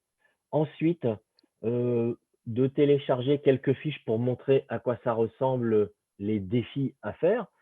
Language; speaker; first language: French; native; French